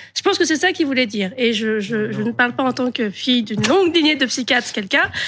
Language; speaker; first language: French; native; French